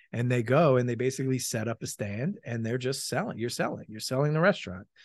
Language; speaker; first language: English; native; English